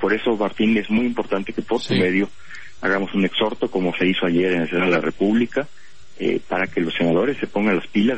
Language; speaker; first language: Spanish; native; Spanish